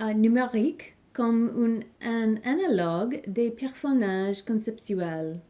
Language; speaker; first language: French; non-native, learner; English